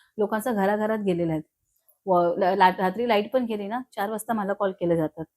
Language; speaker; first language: Marathi; non-native, local second language; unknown